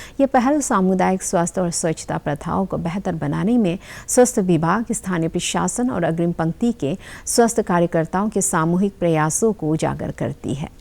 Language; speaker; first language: Hindi; non-native, local second language; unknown